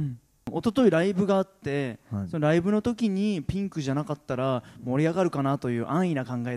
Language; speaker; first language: Japanese; native; Japanese